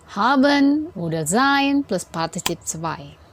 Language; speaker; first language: German; non-native, fluent; Indonesian